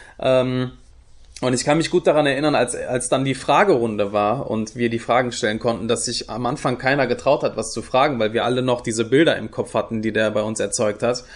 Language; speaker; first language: German; early bilingual, other home language; Turkish